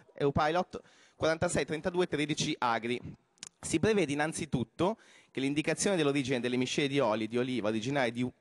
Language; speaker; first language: Italian; native; Italian